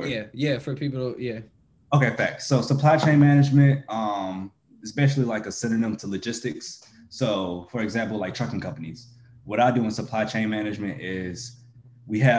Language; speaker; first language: English; native; English